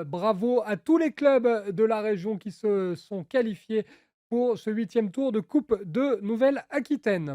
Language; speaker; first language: French; native; French